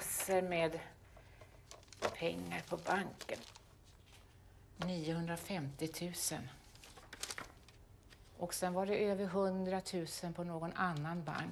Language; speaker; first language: Swedish; native; Swedish